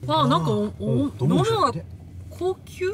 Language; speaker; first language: Korean; non-native, fluent; Japanese